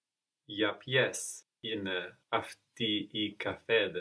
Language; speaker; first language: Greek; non-native, learner; English